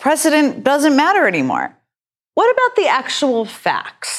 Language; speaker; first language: English; native; English